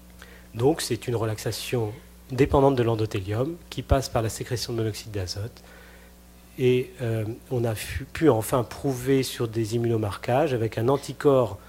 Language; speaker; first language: French; native; French